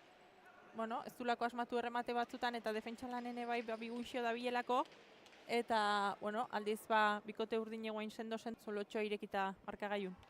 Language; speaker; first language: Basque; native; Basque